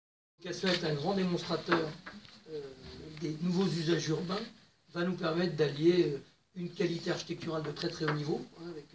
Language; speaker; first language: French; native; French